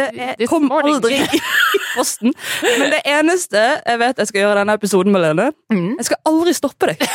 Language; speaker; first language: Norwegian; native; Norwegian